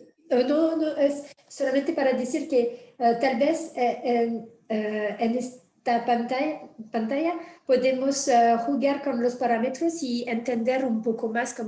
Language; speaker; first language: Spanish; non-native, fluent; French